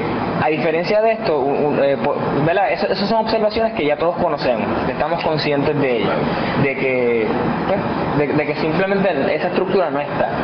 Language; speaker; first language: Spanish; native; Spanish